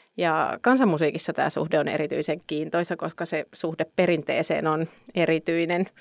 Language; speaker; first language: Finnish; native; Finnish